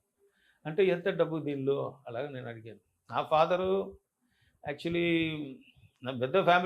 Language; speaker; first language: Telugu; non-native, learner; Tamil